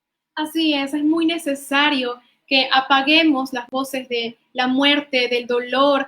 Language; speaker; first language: Spanish; native; Spanish